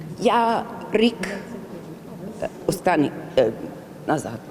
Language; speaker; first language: Ukrainian; non-native, learner; English